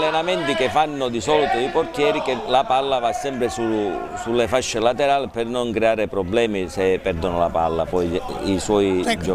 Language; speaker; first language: Italian; native; Italian